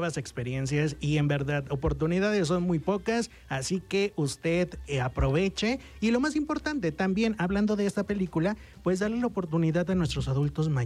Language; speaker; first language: Spanish; native; Spanish